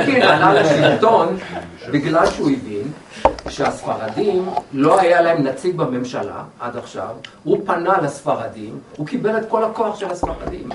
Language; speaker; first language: Hebrew; non-native, fluent; English